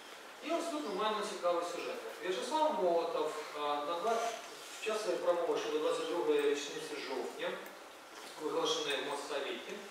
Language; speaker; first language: Ukrainian; native; Ukrainian